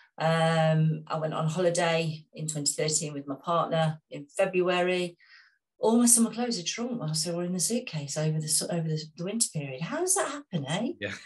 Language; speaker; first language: English; native; English